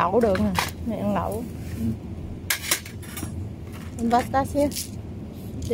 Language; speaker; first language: German; non-native, learner; Vietnamese